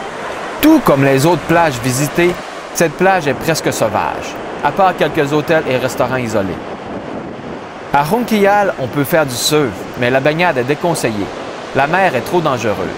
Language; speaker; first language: French; native; French